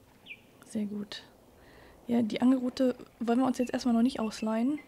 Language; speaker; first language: German; native; German